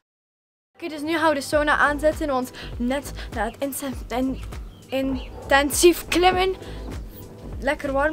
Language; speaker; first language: Dutch; native; Dutch